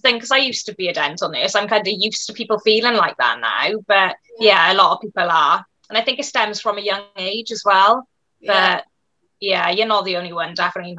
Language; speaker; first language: English; native; English